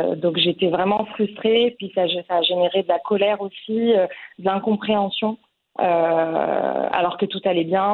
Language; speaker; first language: French; non-native, local second language; Arabic